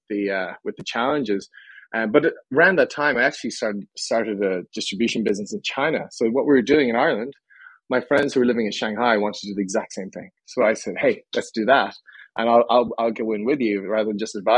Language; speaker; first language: English; native; English